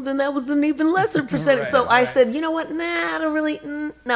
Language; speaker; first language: English; native; English